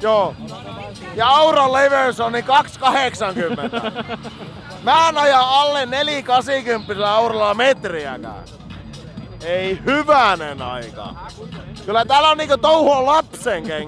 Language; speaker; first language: Finnish; native; Finnish